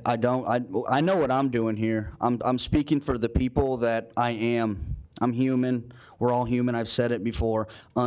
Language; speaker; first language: English; native; English